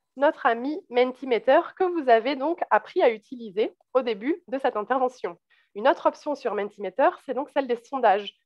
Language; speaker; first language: French; native; French